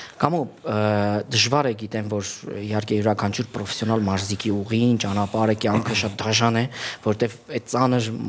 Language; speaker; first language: Armenian; native; Armenian